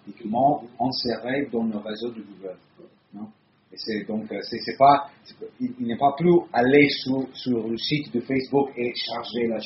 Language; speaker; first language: French; non-native, fluent; Italian